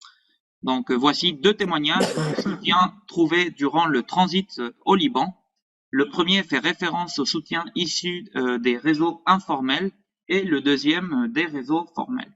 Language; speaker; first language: French; native; French